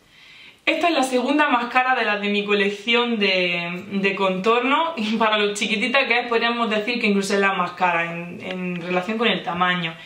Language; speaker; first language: Spanish; native; Spanish